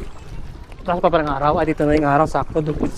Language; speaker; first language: Filipino; non-native, local second language; Aklanon